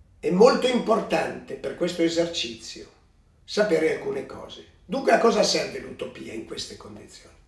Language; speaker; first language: Italian; early bilingual, other home language; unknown